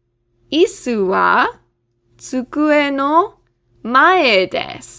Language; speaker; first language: Japanese; non-native, fluent; English